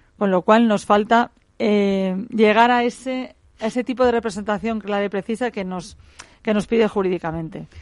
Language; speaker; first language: Spanish; native; Spanish